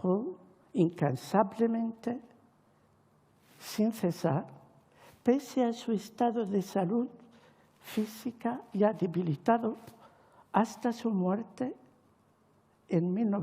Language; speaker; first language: Spanish; non-native, fluent; Arabic